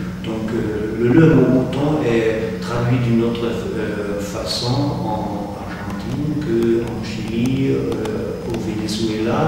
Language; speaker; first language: French; non-native, fluent; German